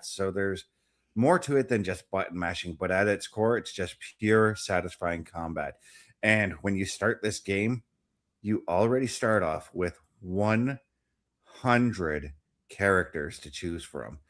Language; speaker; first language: English; native; English